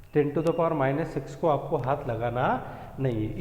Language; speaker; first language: Hindi; non-native, local second language; Marathi